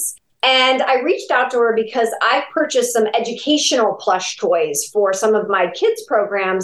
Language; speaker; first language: English; native; English